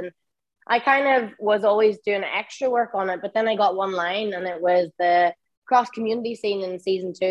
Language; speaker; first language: English; native; English